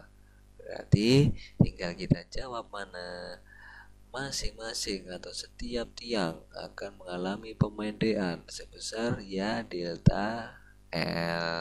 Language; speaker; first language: Indonesian; native; Indonesian